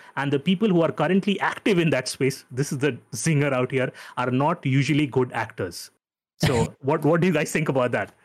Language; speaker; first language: English; non-native, local second language; Hindi